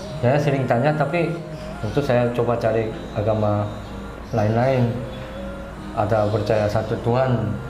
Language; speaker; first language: Indonesian; non-native, fluent; Korean